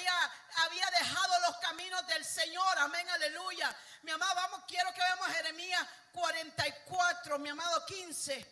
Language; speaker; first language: Spanish; native; Spanish